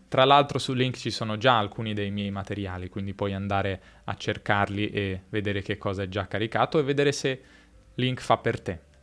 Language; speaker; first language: Italian; native; Italian